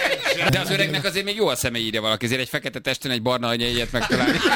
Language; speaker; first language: Hungarian; native; Hungarian